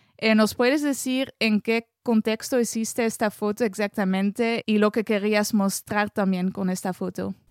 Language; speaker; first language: Spanish; non-native, fluent; French